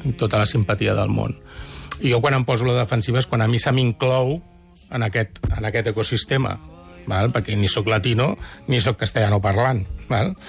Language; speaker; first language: Catalan; native; Catalan